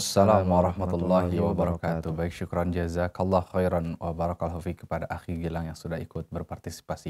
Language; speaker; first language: Indonesian; native; Indonesian